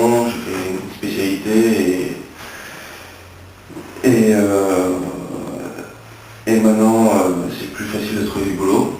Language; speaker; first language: French; early bilingual, other home language; English